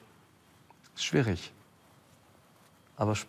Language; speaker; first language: German; non-native, fluent; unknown